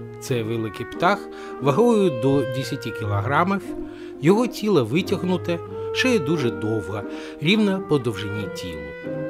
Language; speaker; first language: Ukrainian; non-native, local second language; Russian